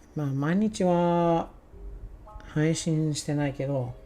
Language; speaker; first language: Japanese; non-native, learner; English